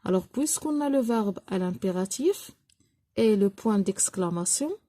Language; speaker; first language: French; non-native, local second language; Arabic